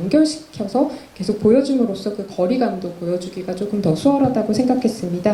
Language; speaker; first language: Korean; native; Korean